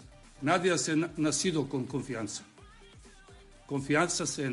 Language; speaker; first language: Spanish; non-native, learner; Serbian